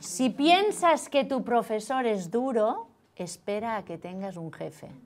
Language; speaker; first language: Spanish; non-native, local second language; Catalan